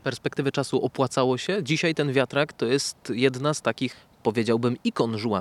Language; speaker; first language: Polish; native; Polish